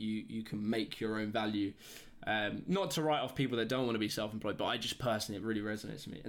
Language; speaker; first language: English; native; English